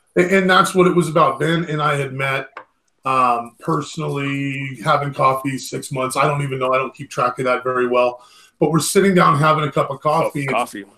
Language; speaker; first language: English; native; English